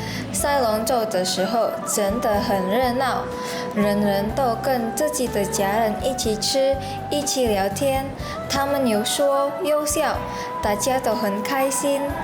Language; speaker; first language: Chinese; non-native, learner; Indonesian